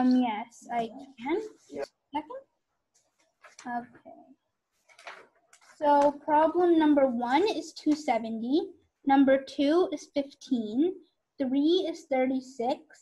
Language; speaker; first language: English; native; English